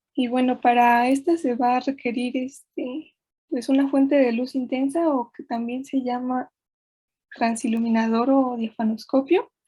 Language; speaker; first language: Spanish; native; Spanish